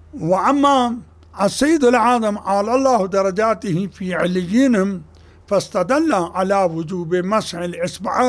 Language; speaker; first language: Arabic; non-native, fluent; Urdu